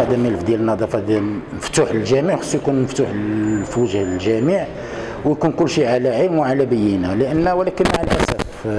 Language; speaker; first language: Arabic; native; Arabic